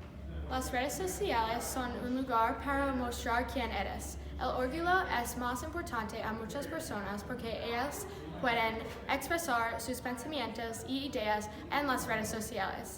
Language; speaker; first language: Spanish; non-native, learner; English